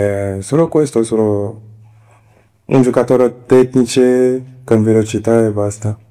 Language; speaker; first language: Italian; non-native, fluent; French